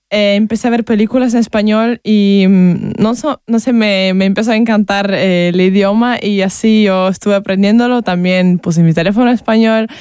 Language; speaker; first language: Spanish; non-native, fluent; Ukrainian